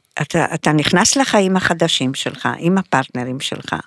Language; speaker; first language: Hebrew; non-native, fluent; Romanian